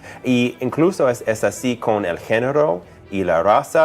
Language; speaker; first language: Spanish; non-native, fluent; English